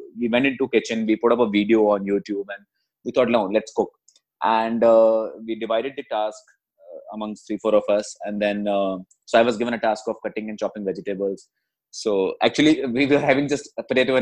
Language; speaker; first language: English; non-native, local second language; Hindi